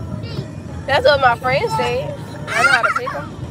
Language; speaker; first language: English; native; English